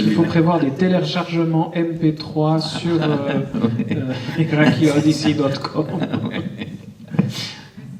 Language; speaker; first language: French; native; French